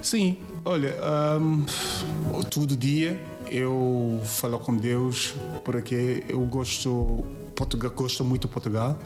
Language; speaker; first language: Portuguese; non-native, learner; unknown